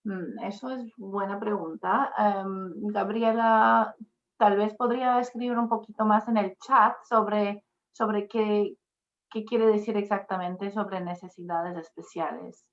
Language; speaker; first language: Spanish; non-native, fluent; English